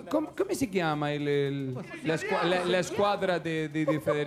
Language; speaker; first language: Spanish; native; Spanish